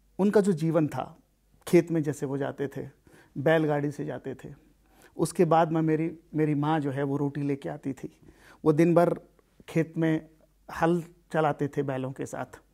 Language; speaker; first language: Hindi; native; Hindi